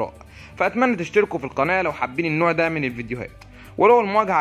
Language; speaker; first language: Arabic; native; Arabic